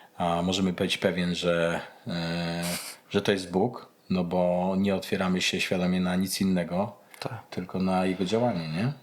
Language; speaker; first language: Polish; native; Polish